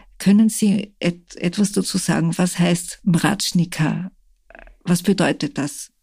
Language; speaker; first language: German; native; German